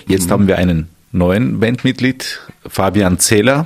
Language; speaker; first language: German; non-native, fluent; Armenian